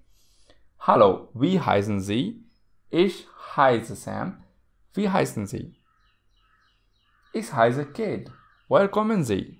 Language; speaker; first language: German; non-native, fluent; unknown